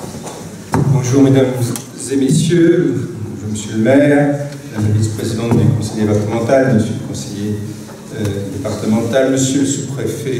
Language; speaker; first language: French; native; French